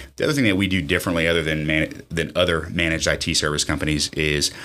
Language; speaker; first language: English; native; English